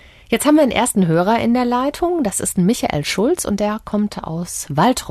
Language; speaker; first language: German; native; German